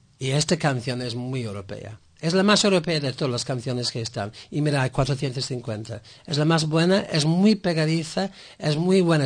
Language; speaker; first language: Spanish; non-native, fluent; English